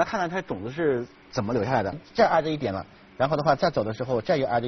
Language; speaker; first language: Chinese; native; Chinese